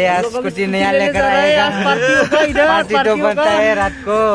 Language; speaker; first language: Hindi; non-native, local second language; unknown